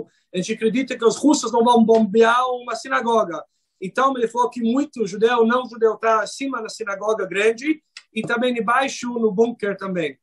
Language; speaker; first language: Portuguese; non-native, fluent; Hebrew